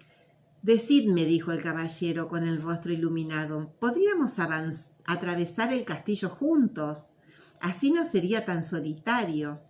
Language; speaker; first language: Spanish; native; Spanish